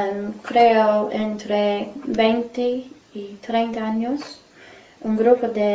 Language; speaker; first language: Spanish; non-native, fluent; English